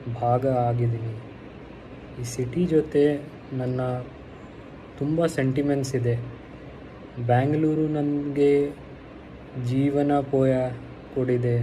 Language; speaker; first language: Kannada; non-native, learner; Hindi